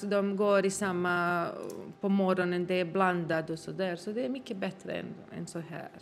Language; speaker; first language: Swedish; non-native, fluent; Bosnian